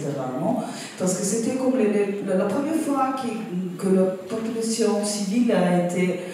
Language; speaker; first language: French; non-native, fluent; Italian